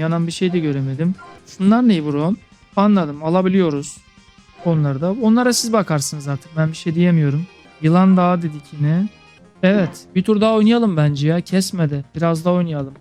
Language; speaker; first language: Turkish; native; Turkish